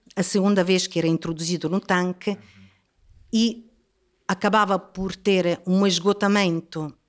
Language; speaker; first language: Portuguese; non-native, fluent; Italian